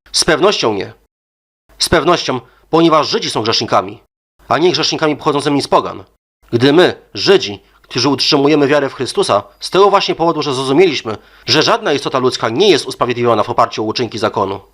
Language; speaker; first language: Polish; native; Polish